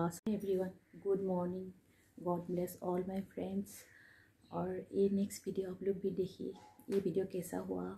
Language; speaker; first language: Hindi; non-native, local second language; Assamese